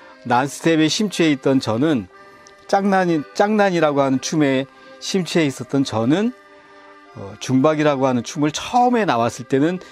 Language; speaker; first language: Korean; native; Korean